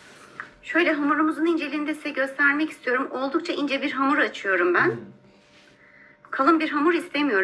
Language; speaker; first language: Turkish; native; Turkish